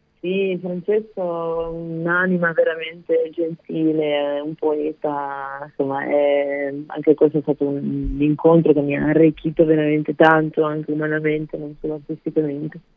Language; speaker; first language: Italian; native; Italian